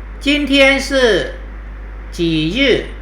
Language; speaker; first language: Chinese; non-native, fluent; Thai